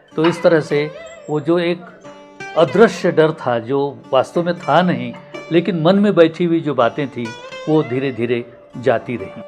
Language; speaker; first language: Hindi; non-native, local second language; Marathi